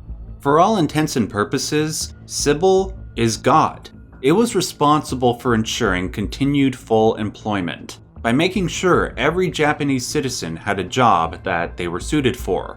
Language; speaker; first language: English; native; English